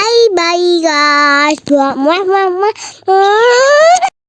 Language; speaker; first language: Indonesian; native; Indonesian